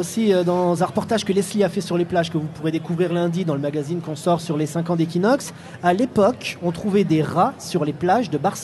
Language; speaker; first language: French; native; French